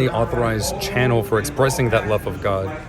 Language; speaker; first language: English; native; English